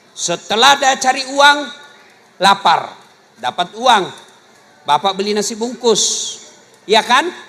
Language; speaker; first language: Indonesian; native; Indonesian